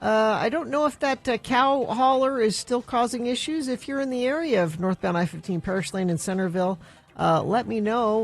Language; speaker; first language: English; native; English